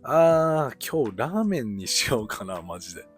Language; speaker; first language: Japanese; non-native, fluent; English